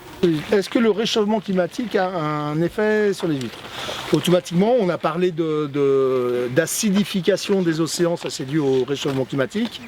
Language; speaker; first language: French; native; French